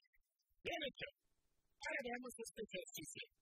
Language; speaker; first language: Spanish; native; Spanish